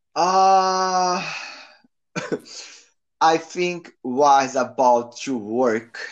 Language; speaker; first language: English; non-native, learner; Portuguese